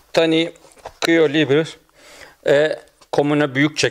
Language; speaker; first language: Albanian; non-native, learner; Turkish